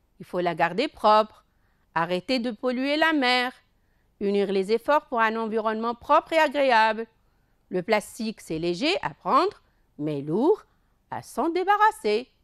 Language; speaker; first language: French; non-native, local second language; Arabic